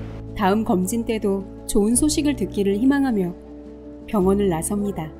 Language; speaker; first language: Korean; native; Korean